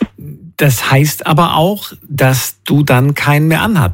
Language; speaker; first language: German; native; German